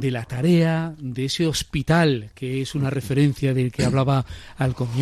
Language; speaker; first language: Spanish; native; Spanish